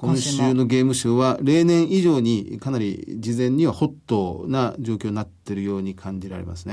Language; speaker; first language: Japanese; native; Japanese